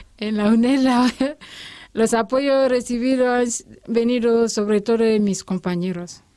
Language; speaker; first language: Spanish; non-native, fluent; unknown